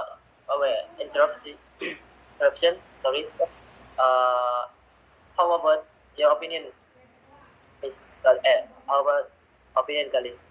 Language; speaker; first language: English; non-native, learner; Indonesian